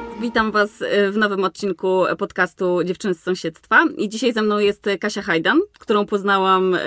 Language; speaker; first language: Polish; native; Polish